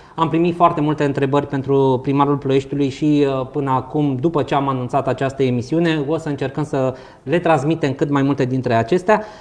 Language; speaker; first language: Romanian; native; Romanian